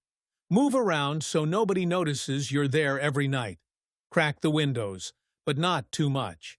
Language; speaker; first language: English; native; English